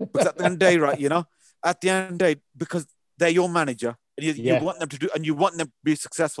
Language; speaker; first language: English; native; English